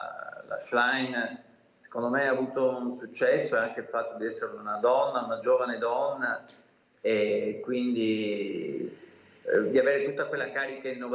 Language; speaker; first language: Italian; native; Italian